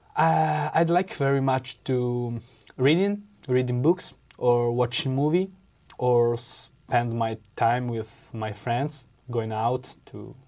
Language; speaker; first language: English; non-native, learner; Italian